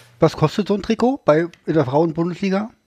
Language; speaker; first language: German; native; German